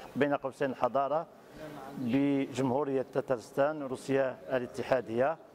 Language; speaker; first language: Arabic; native; Arabic